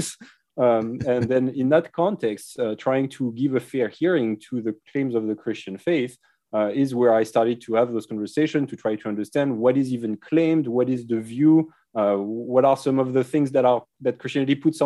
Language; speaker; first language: English; non-native, fluent; French